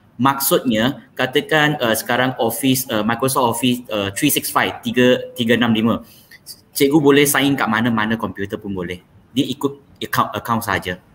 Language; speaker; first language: Malay; non-native, local second language; Chinese